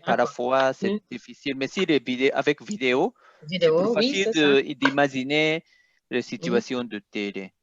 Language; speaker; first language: French; non-native, fluent; Japanese